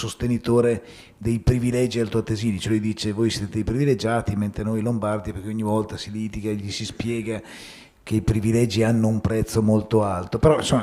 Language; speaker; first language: Italian; native; Italian